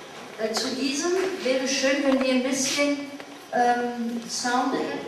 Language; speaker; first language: German; non-native, fluent; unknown